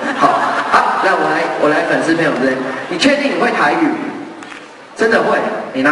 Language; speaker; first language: Chinese; native; Chinese